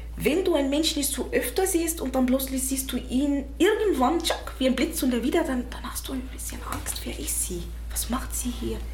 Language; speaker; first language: German; non-native, fluent; Arabic